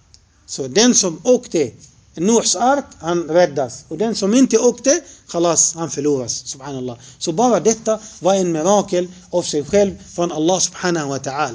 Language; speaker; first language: Swedish; non-native, fluent; Arabic